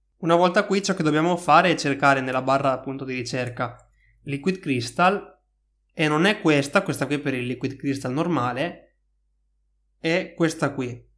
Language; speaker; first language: Italian; native; Italian